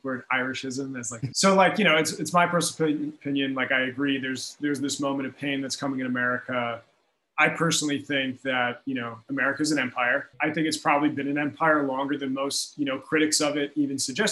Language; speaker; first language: English; native; English